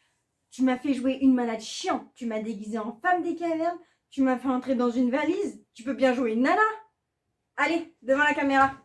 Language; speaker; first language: French; native; French